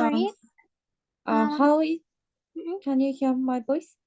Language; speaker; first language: English; non-native, learner; Japanese